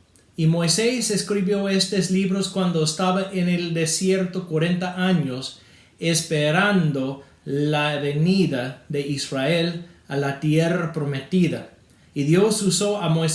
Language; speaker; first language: Spanish; non-native, fluent; English